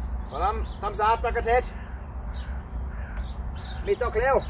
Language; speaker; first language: Thai; non-native, learner; German